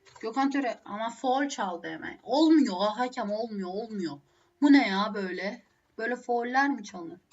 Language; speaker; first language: Turkish; native; Turkish